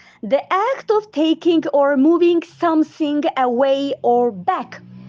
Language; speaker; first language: English; non-native, fluent; Azerbaijani